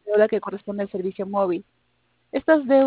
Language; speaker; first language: Spanish; native; Spanish